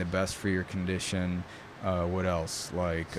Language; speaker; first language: English; early bilingual, other home language; Italian